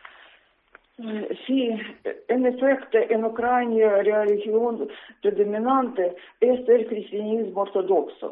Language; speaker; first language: Spanish; non-native, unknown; Ukrainian